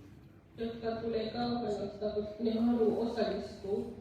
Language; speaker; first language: Finnish; non-native, fluent; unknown